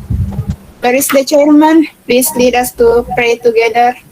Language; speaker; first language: English; non-native, fluent; Indonesian